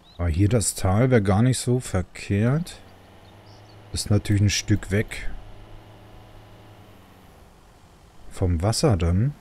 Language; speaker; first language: German; native; German